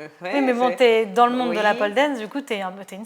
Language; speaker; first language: French; native; French